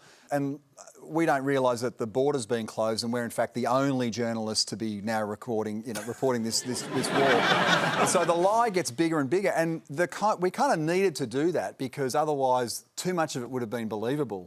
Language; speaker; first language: English; native; English